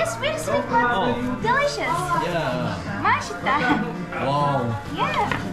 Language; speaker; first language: English; non-native, learner; Azerbaijani